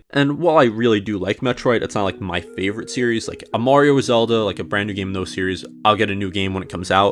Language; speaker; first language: English; native; English